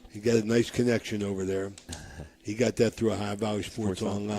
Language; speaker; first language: English; native; English